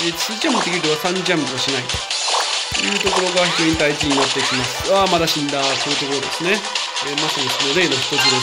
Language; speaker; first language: Japanese; non-native, fluent; Chinese